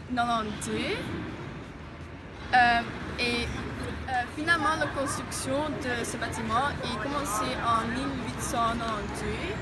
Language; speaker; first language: French; non-native, learner; Dutch